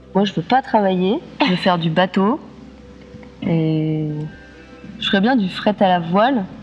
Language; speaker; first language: French; native; French